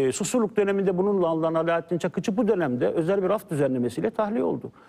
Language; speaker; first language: Turkish; native; Turkish